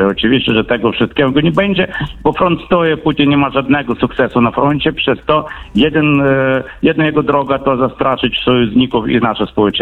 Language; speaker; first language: Polish; non-native, fluent; Ukrainian